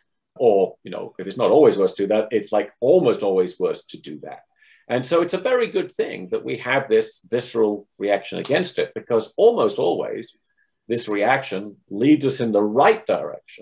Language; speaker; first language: English; native; English